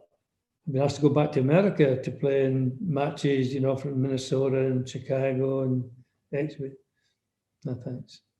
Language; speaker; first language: English; native; English